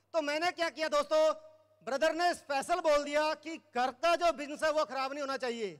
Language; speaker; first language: Hindi; native; Hindi